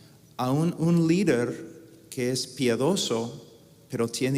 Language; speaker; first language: Spanish; non-native, fluent; English